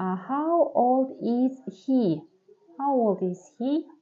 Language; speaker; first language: English; non-native, learner; Kazakh